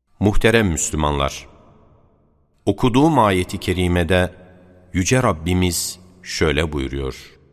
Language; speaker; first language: Turkish; native; Turkish